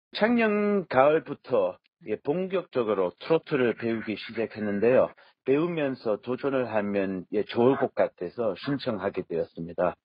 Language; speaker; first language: Korean; non-native, fluent; English